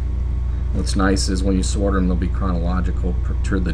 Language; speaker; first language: English; native; English